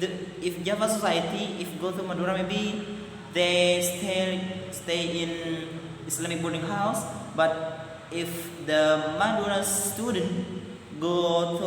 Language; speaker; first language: English; non-native, learner; Madurese